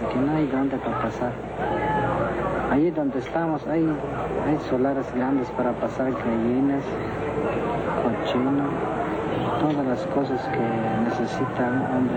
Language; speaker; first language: Spanish; non-native, local second language; Yucateco